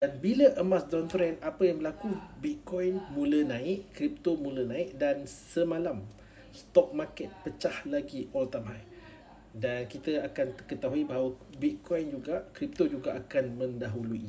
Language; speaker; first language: Malay; native; Malay